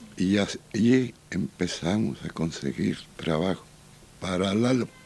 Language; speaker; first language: Spanish; native; Spanish